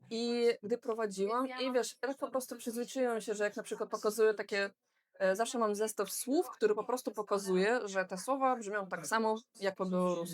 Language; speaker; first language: Polish; non-native, fluent; Belarusian